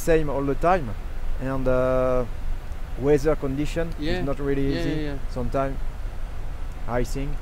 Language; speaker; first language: English; non-native, learner; French